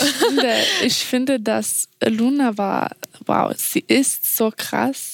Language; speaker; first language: German; non-native, fluent; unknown